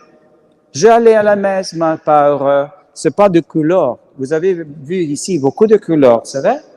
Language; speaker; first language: French; non-native, learner; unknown